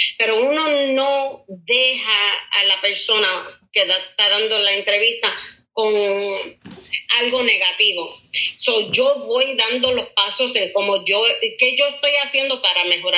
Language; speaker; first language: Spanish; early bilingual, heritage; Spanish